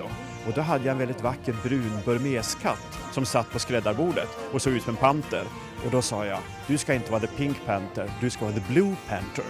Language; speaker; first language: Swedish; native; Swedish